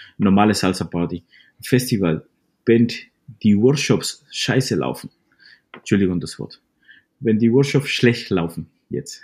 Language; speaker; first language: German; non-native, fluent; Spanish